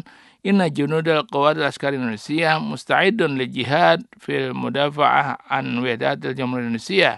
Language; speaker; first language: Arabic; non-native, fluent; Indonesian